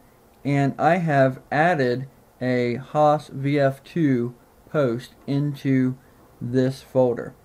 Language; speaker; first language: English; native; English